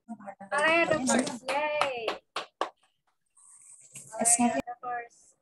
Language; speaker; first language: English; non-native, fluent; Indonesian